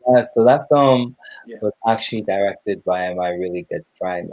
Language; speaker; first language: English; native; English